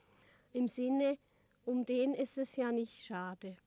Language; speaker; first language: German; native; German